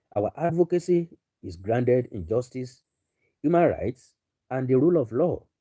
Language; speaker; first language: English; non-native, local second language; Yoruba